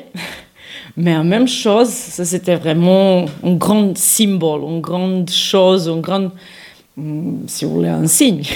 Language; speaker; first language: French; non-native, learner; Serbian